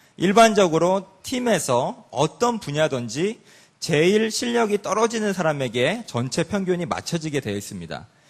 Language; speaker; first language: Korean; early bilingual, other home language; English